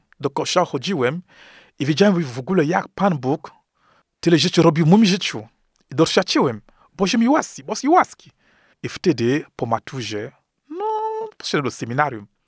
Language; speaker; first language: Polish; non-native, fluent; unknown